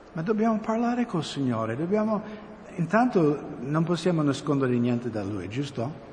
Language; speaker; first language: Italian; non-native, fluent; English